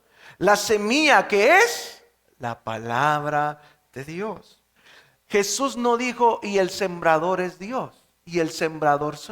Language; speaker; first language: Spanish; native; Spanish